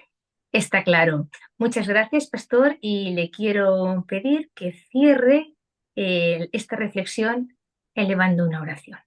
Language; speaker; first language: Spanish; native; Spanish